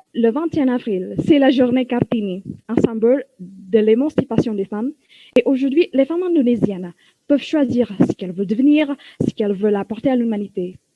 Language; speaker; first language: French; non-native, fluent; Indonesian